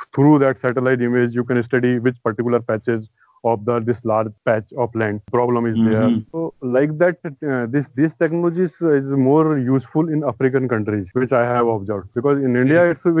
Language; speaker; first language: English; non-native, local second language; Hindi